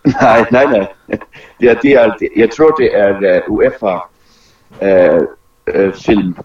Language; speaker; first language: Danish; non-native, local second language; Faroese